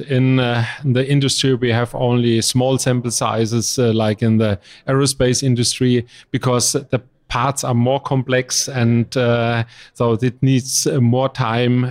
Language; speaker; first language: English; non-native, fluent; German